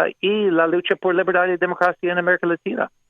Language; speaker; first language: Spanish; non-native, learner; English